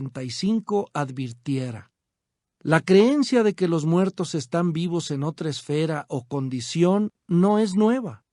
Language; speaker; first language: Spanish; native; Spanish